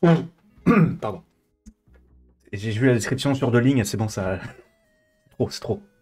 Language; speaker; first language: French; native; French